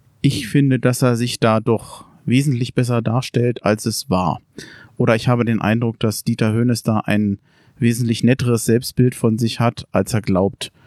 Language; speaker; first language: German; native; German